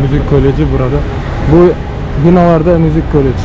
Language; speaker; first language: Turkish; non-native, learner; Bashkir